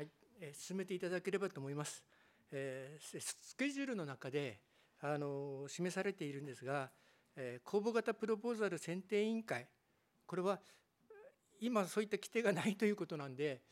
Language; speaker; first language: Japanese; native; Japanese